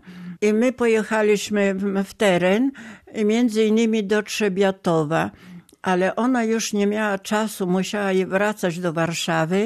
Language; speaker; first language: Polish; non-native, local second language; Ukrainian